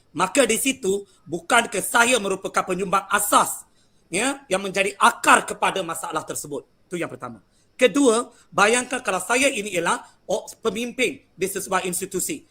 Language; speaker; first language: Malay; native; Malay